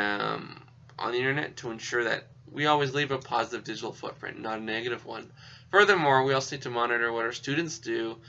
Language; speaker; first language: English; native; English